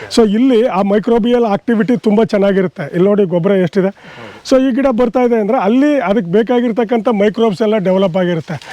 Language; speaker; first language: Kannada; native; Kannada